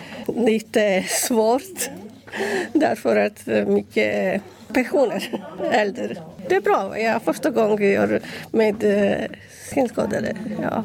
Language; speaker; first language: Swedish; non-native, learner; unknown